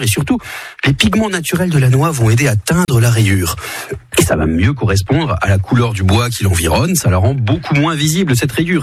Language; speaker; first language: French; native; French